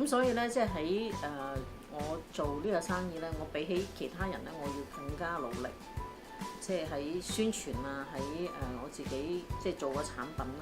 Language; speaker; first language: Cantonese; native; Cantonese